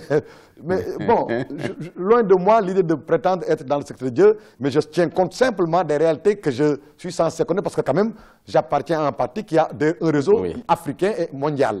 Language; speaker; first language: French; non-native, local second language; Wolof